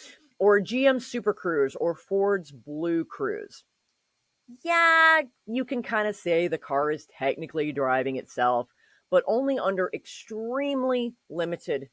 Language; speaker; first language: English; native; English